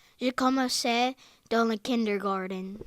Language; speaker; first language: French; non-native, local second language; English